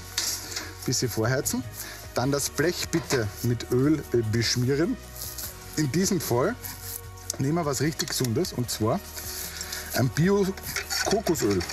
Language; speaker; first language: German; native; German